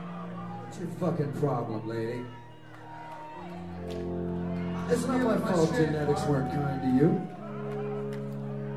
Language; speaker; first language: English; native; English